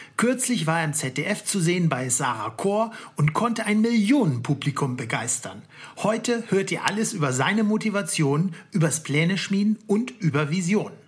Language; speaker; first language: German; native; German